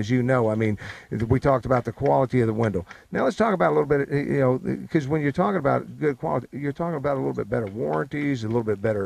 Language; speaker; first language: English; native; English